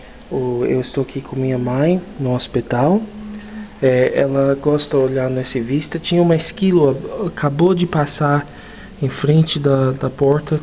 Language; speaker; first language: Portuguese; non-native, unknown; English